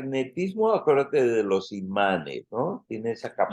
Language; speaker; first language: Spanish; native; Spanish